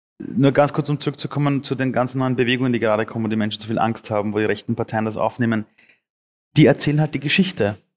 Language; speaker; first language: German; early bilingual, other home language; Persian